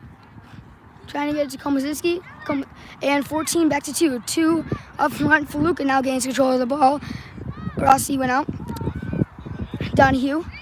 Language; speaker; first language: English; native; English